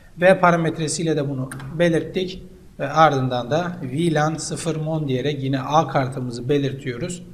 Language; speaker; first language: Turkish; native; Turkish